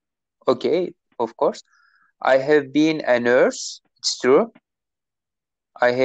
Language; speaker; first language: English; non-native, learner; Turkish